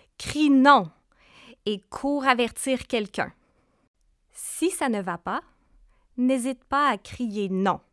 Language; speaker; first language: French; native; French